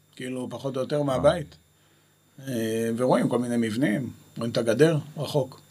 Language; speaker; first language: Hebrew; native; Hebrew